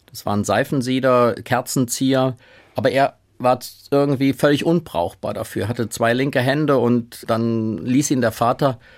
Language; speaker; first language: German; native; German